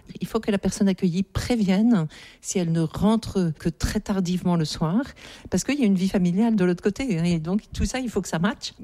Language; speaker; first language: French; native; French